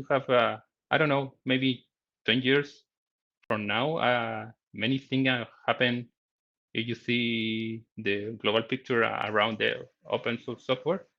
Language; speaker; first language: English; non-native, learner; Spanish